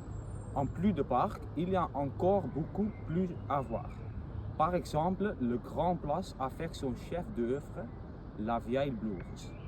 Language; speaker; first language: French; non-native, learner; Dutch